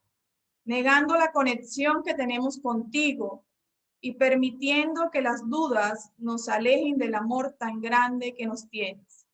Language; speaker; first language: Spanish; native; Spanish